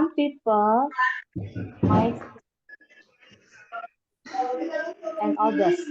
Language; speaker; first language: English; non-native, learner; Indonesian